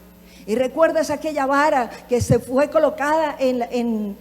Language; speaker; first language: Spanish; native; Spanish